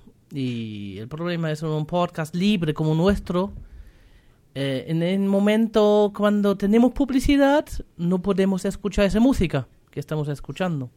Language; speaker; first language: Spanish; non-native, fluent; German